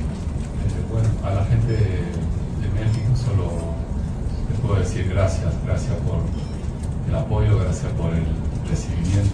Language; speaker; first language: Spanish; early bilingual, heritage; Arabic